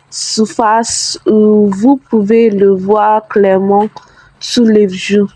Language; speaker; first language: French; non-native, learner; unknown